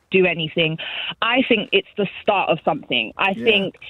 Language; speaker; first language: English; native; English